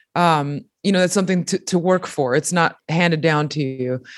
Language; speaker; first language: English; early bilingual, other home language; Spanish